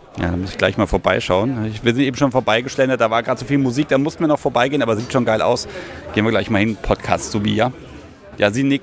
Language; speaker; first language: German; native; German